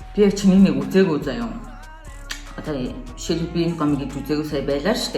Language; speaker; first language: Mongolian; native; Mongolian